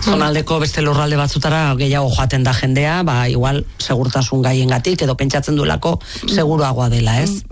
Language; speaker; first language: Basque; native; Basque